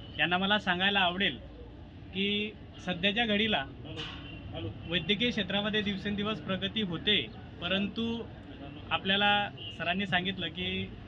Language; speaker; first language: Marathi; native; Marathi